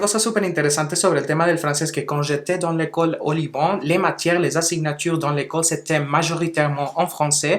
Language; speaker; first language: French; non-native, local second language; Spanish